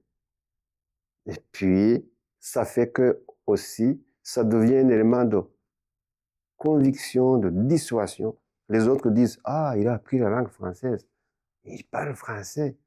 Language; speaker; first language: French; non-native, local second language; Kinyarwanda